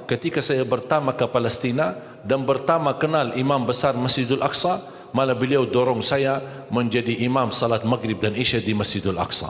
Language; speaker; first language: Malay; non-native, fluent; Arabic